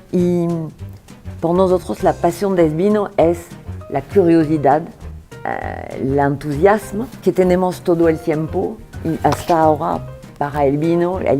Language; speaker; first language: Spanish; non-native, fluent; French